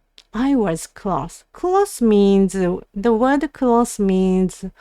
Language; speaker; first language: English; non-native, learner; Japanese